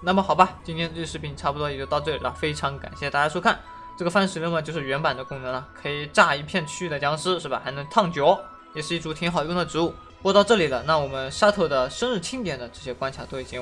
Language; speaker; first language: Chinese; native; Chinese